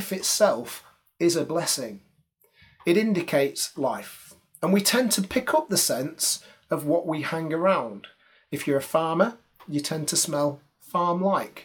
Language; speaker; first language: English; native; English